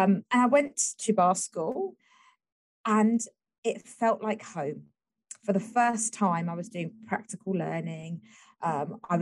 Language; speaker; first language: English; native; English